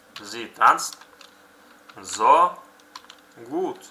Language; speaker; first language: German; non-native, fluent; Uzbek